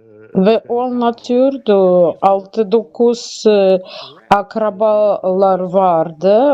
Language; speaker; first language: Turkish; non-native, learner; Russian